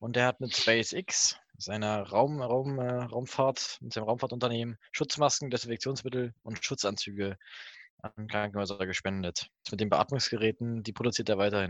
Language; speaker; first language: German; native; German